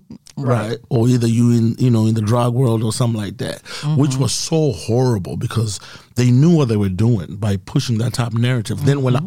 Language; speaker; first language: English; non-native, local second language; Shona